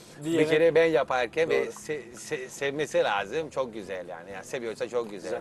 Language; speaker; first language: Turkish; non-native, learner; Italian